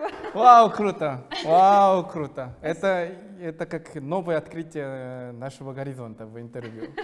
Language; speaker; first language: Russian; non-native, fluent; Korean